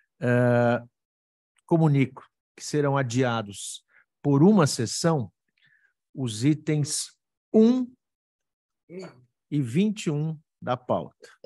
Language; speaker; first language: Portuguese; native; Portuguese